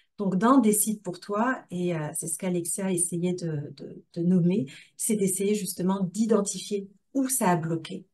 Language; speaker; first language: French; non-native, local second language; Arabic